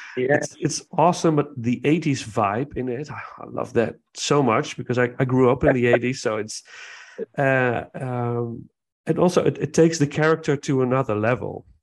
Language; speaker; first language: English; non-native, fluent; Dutch